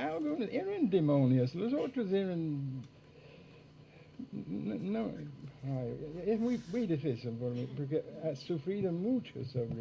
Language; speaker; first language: Spanish; non-native, fluent; English